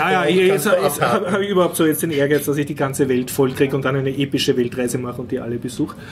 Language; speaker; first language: German; native; German